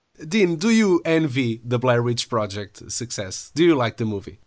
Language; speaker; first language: English; non-native, fluent; Portuguese